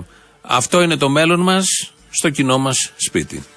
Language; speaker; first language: Greek; native; Greek